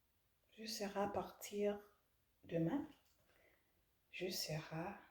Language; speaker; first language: French; non-native, learner; English